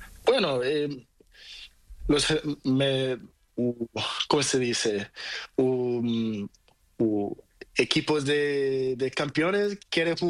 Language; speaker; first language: Spanish; non-native, learner; Portuguese